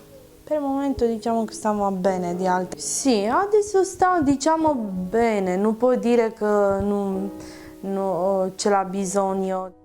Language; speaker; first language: Italian; non-native, learner; Romanian